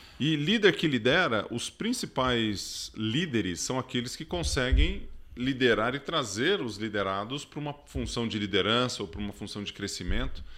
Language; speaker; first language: Portuguese; native; Portuguese